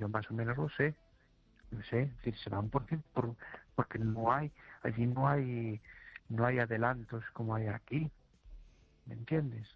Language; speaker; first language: Spanish; native; Spanish